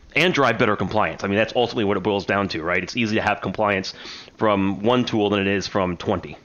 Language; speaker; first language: English; native; English